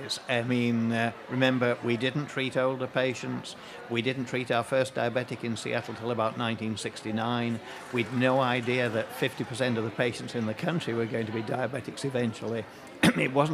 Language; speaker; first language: English; native; English